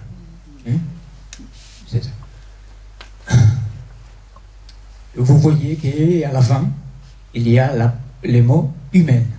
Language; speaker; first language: French; non-native, fluent; Spanish